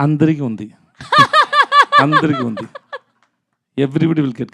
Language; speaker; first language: Telugu; non-native, learner; Tamil